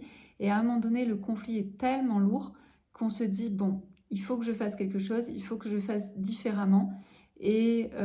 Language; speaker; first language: French; native; French